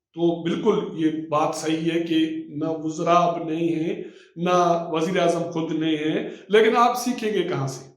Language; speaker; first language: Urdu; non-native, local second language; Sindhi